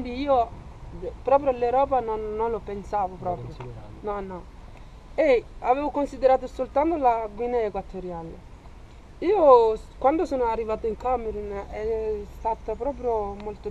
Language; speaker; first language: Italian; non-native, fluent; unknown